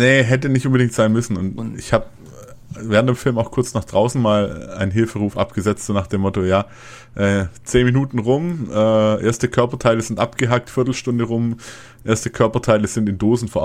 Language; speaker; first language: German; native; German